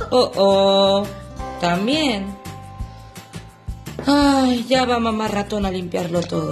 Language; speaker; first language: Spanish; native; Spanish